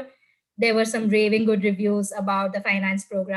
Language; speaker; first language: English; non-native, local second language; Gujarati